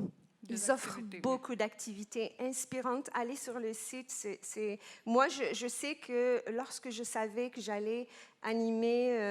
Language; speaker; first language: French; non-native, local second language; Arabic